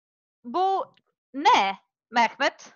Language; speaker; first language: Turkish; non-native, learner; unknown